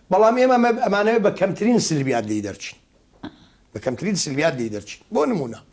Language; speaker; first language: Central Kurdish; native; Central Kurdish